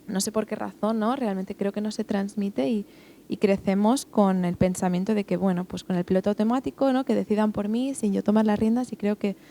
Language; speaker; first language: Spanish; non-native, local second language; Catalan